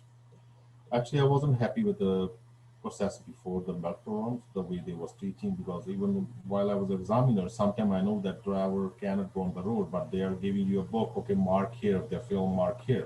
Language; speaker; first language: English; non-native, fluent; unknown